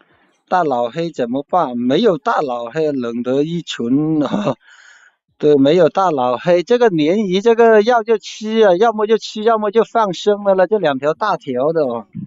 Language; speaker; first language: Chinese; native; Chinese